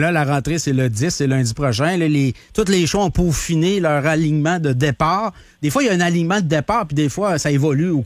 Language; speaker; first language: French; native; French